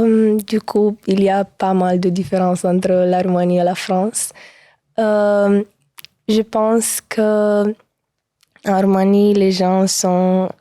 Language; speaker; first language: French; non-native, learner; Romanian